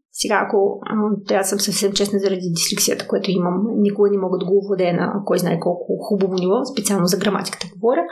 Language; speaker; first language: Bulgarian; early bilingual, heritage; Russian